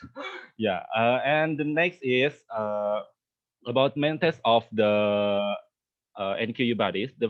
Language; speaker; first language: English; non-native, learner; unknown